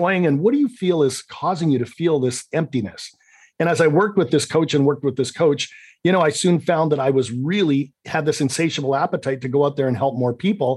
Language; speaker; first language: English; native; English